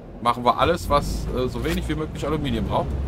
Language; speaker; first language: German; native; German